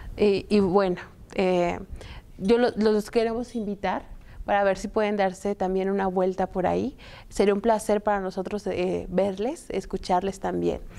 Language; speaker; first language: Spanish; native; Spanish